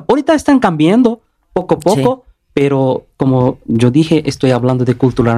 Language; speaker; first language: Spanish; non-native, learner; Bangla